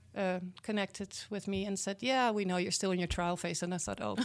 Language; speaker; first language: English; non-native, fluent; Dutch